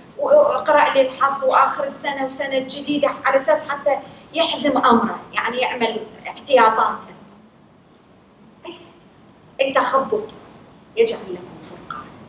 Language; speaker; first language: Arabic; native; Arabic